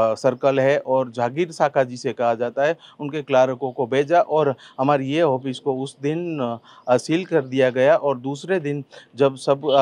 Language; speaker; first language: Hindi; non-native, local second language; Gujarati